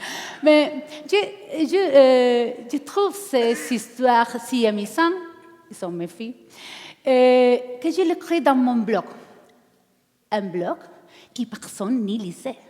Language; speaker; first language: French; non-native, learner; Spanish